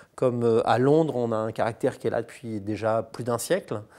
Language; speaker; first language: French; native; French